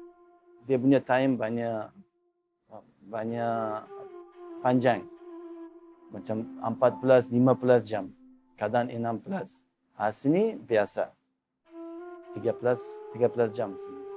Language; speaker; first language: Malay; non-native, learner; Uzbek